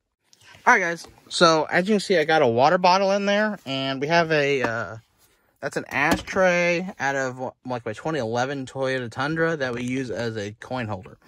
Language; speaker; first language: English; native; English